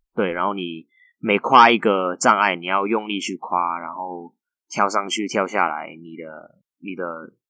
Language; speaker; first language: Chinese; non-native, fluent; Cantonese